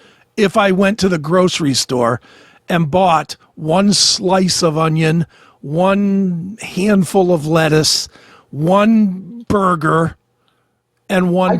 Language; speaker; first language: English; native; English